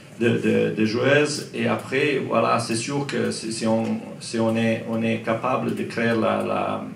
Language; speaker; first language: French; non-native, learner; Croatian